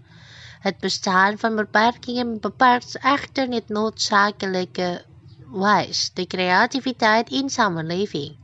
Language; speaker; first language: Dutch; non-native, fluent; Indonesian